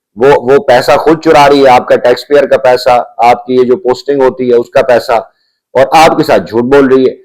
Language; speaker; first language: Urdu; non-native, local second language; Punjabi